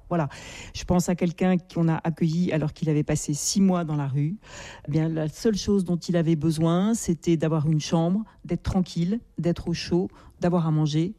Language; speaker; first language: French; native; French